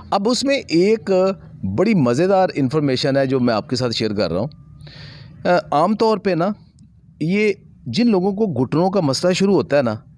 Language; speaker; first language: Urdu; non-native, local second language; Punjabi